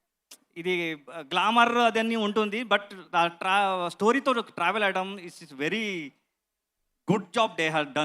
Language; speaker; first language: Telugu; non-native, learner; Kannada